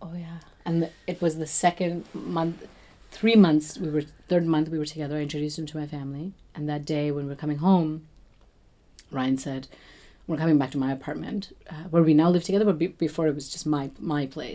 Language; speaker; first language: English; non-native, local second language; Bangla